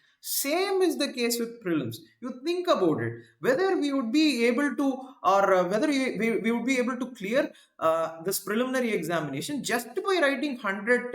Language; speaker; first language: English; non-native, local second language; Tamil